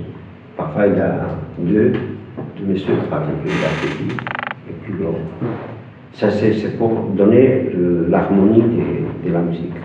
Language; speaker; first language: French; non-native, fluent; Spanish